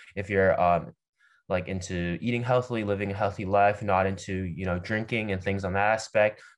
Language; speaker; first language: English; native; English